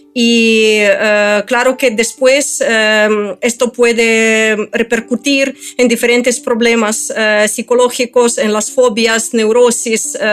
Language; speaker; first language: Spanish; non-native, fluent; Ukrainian